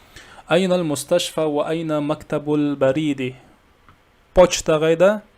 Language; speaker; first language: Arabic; non-native, fluent; Kazakh